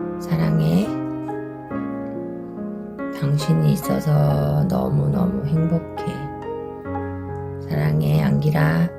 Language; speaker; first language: Korean; native; Korean